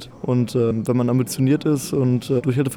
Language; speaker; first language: German; native; German